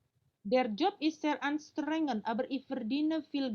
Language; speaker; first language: German; non-native, learner; Indonesian